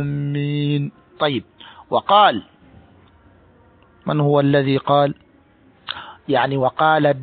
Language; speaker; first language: Arabic; non-native, fluent; Swahili